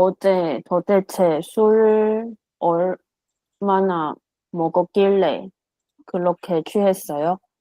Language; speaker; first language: Korean; non-native, learner; Chinese